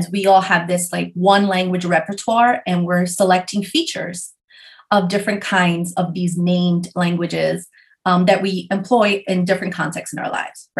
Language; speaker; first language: English; early bilingual, other home language; Spanish